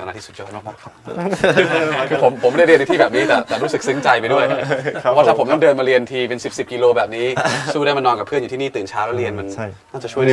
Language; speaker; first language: Thai; native; Thai